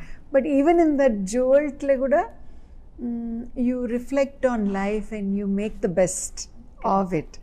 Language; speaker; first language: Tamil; non-native, local second language; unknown